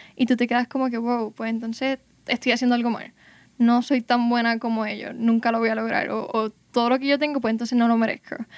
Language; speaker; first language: Spanish; native; Spanish